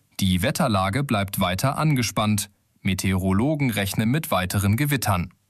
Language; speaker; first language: German; native; German